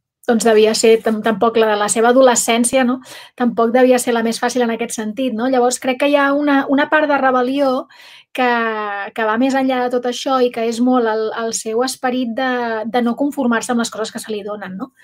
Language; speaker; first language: Catalan; non-native, local second language; Spanish